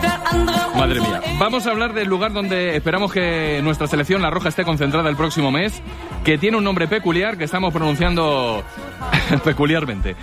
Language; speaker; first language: Spanish; native; Spanish